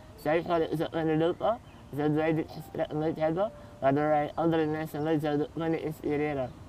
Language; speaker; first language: Dutch; early bilingual, other home language; Arabic